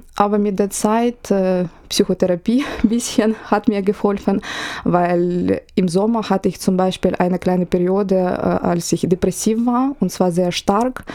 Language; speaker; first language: German; non-native, fluent; Ukrainian